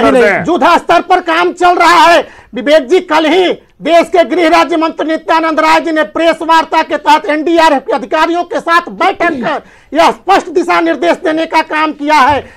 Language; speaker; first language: Hindi; native; Hindi